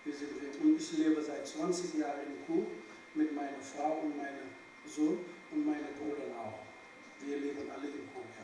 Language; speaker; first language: German; non-native, fluent; Wolof